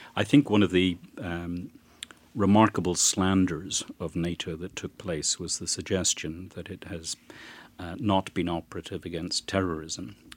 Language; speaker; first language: English; native; English